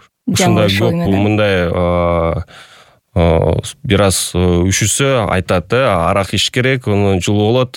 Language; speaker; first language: Kyrgyz; non-native, local second language; Russian